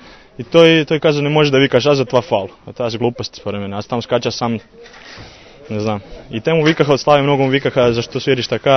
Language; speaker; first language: Bulgarian; non-native, learner; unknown